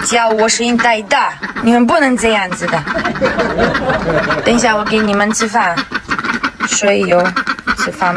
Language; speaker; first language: Chinese; non-native, learner; Ukrainian